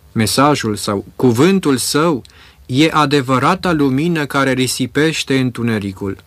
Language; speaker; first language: Romanian; native; Romanian